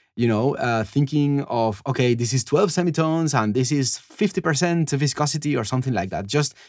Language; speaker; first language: English; non-native, fluent; Spanish